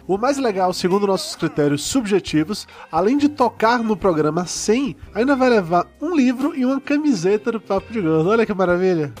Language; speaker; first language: Portuguese; native; Portuguese